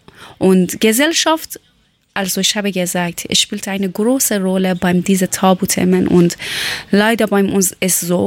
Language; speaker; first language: German; non-native, learner; Persian